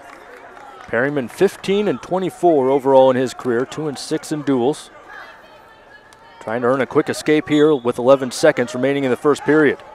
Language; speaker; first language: English; native; English